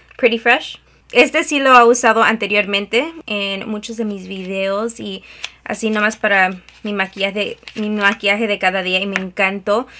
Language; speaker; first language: Spanish; early bilingual, heritage; Spanish